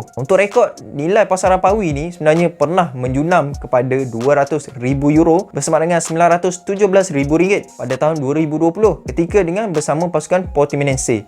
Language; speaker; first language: Malay; native; Malay